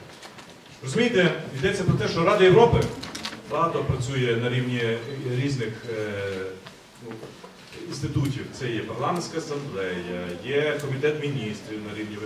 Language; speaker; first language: Ukrainian; native; Ukrainian